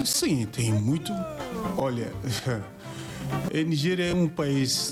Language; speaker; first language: Portuguese; non-native, learner; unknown